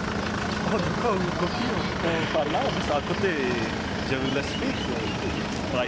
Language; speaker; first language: French; non-native, learner; Hindi